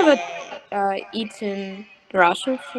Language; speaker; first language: English; non-native, fluent; Russian